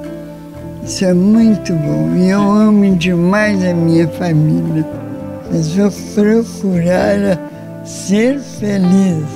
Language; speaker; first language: Portuguese; early bilingual, other home language; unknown